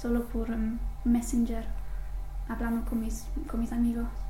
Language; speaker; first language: Spanish; non-native, fluent; English